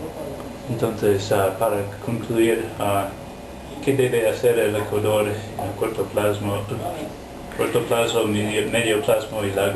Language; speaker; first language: Spanish; non-native, fluent; English